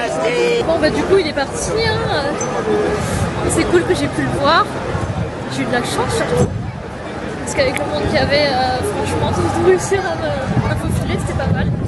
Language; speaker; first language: French; native; French